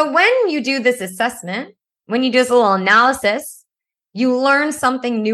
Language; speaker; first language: English; native; English